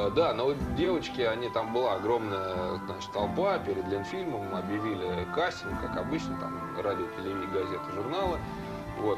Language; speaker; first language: Russian; native; Russian